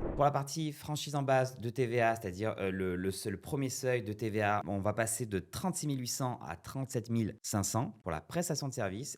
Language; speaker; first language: French; native; French